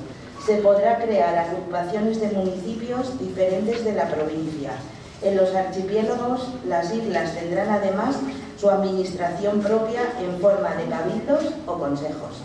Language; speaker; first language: Spanish; native; Spanish